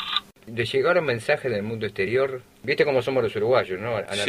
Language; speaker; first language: Spanish; native; Spanish